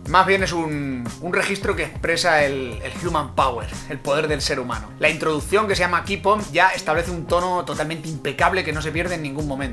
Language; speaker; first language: Spanish; native; Spanish